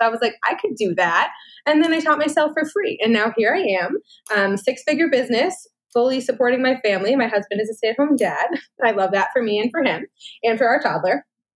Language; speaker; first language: English; native; English